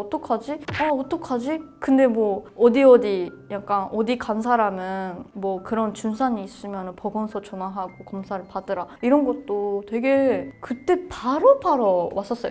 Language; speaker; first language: Korean; non-native, fluent; Japanese